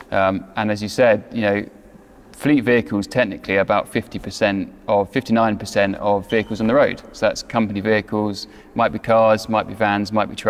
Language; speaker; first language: English; native; English